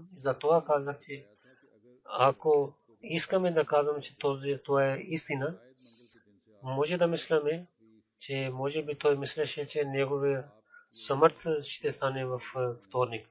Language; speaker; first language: Bulgarian; non-native, learner; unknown